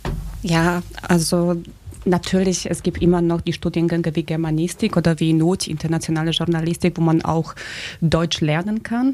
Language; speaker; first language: German; early bilingual, other home language; Polish